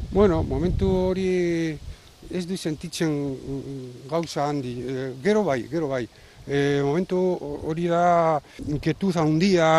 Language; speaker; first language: Basque; non-native, local second language; Spanish